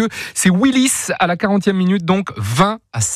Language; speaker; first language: French; native; French